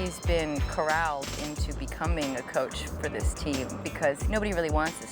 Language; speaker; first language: English; native; English